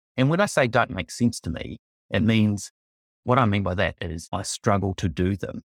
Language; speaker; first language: English; native; English